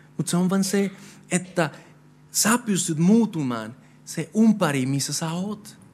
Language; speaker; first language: Finnish; non-native, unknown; Spanish